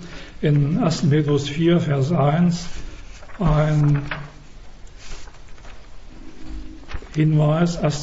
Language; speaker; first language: German; native; German